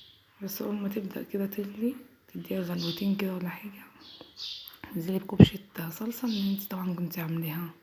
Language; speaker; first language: Arabic; native; Arabic